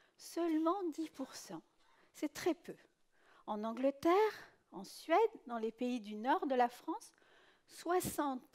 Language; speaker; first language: French; early bilingual, other home language; Spanish